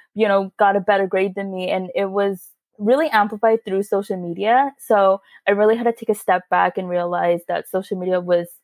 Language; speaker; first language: English; early bilingual, other home language; Hindi